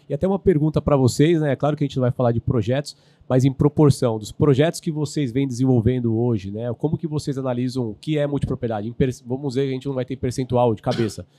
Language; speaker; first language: Portuguese; native; Portuguese